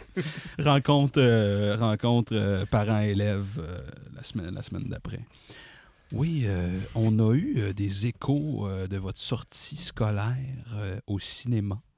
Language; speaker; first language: French; native; French